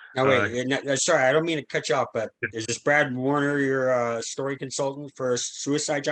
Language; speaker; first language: English; native; English